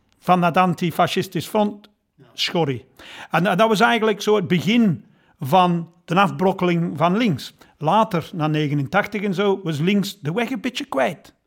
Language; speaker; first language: Dutch; non-native, fluent; English